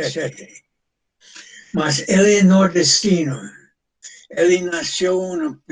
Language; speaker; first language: Portuguese; non-native, fluent; English